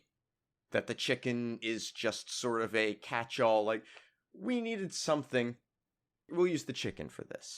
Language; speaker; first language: English; native; English